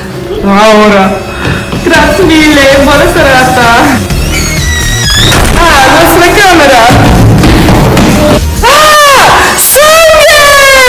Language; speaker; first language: Italian; non-native, learner; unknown